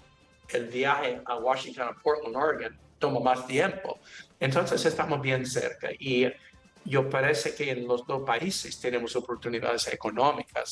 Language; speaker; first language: Spanish; non-native, learner; English